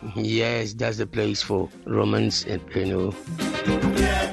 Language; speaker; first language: English; non-native, local second language; Akan